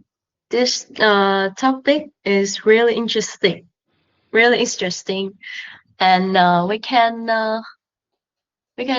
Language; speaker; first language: English; non-native, learner; Vietnamese